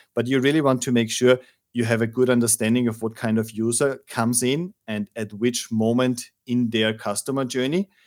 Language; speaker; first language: English; non-native, fluent; German